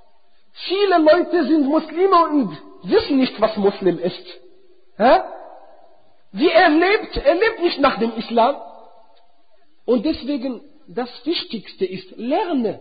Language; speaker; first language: German; non-native, fluent; Arabic